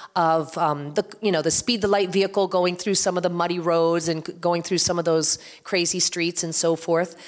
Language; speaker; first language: English; native; English